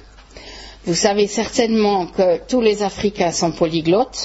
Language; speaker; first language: French; native; French